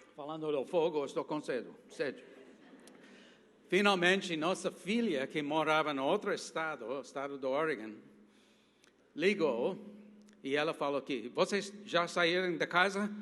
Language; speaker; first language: Portuguese; non-native, fluent; English